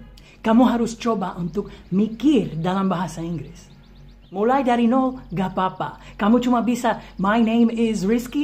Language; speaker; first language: Indonesian; non-native, fluent; English